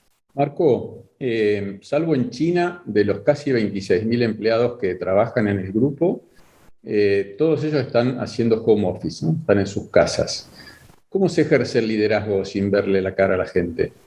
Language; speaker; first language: Spanish; native; Spanish